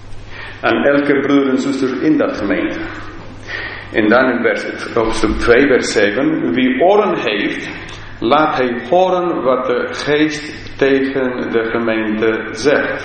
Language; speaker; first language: Dutch; non-native, fluent; English